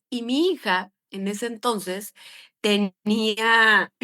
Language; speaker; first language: Spanish; native; Spanish